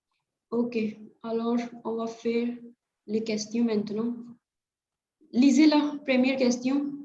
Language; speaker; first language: French; non-native, fluent; Hindi